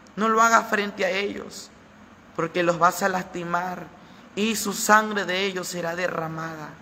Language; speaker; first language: Spanish; native; Spanish